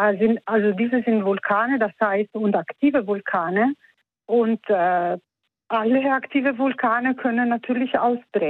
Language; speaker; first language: German; non-native, fluent; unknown